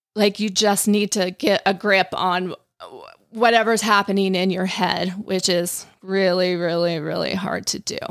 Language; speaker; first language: English; native; English